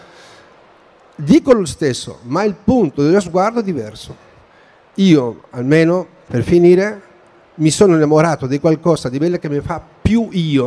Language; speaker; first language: Italian; non-native, fluent; Spanish